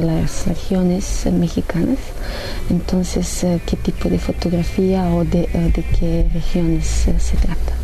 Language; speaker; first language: Spanish; non-native, fluent; Serbian